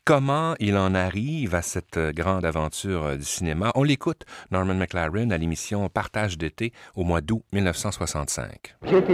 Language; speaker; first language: French; native; French